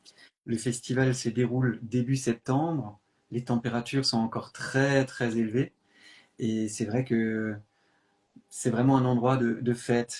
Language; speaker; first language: French; native; French